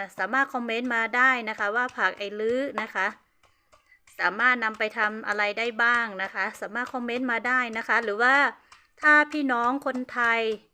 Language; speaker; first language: Thai; non-native, local second language; Karen languages